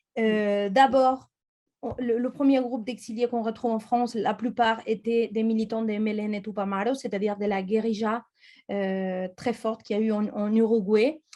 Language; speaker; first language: French; non-native, fluent; Spanish